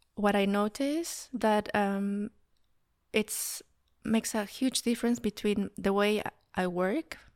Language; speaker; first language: English; non-native, fluent; Spanish